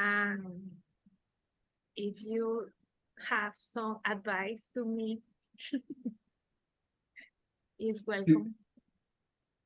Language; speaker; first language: English; non-native, learner; Spanish